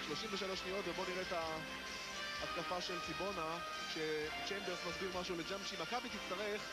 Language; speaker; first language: Hebrew; native; Hebrew